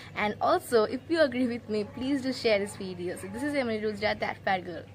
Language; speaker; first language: English; non-native, local second language; Bangla